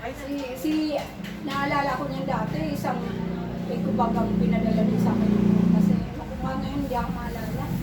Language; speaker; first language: Filipino; native; Filipino